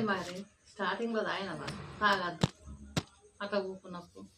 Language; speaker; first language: Telugu; native; Telugu